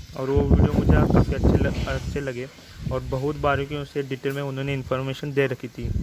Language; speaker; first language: Hindi; non-native, local second language; Marathi